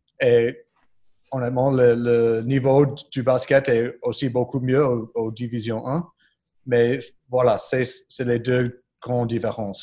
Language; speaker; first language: French; non-native, learner; English